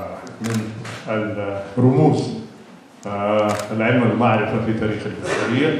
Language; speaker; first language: Arabic; non-native, fluent; Russian